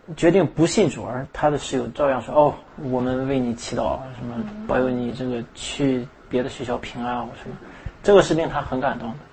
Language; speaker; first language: Chinese; native; Chinese